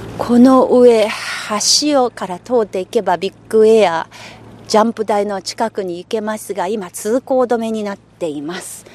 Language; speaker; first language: Japanese; non-native, fluent; Chinese